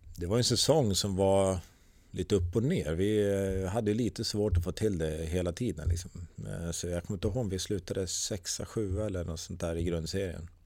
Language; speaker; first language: Swedish; native; Swedish